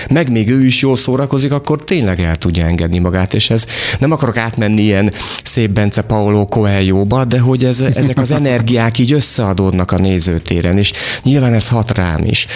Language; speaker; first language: Hungarian; native; Hungarian